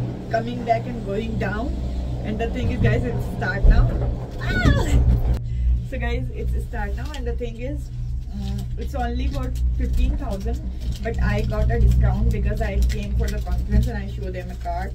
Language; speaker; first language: English; non-native, local second language; Hindi